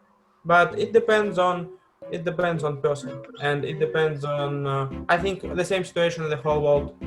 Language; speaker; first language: English; non-native, fluent; Russian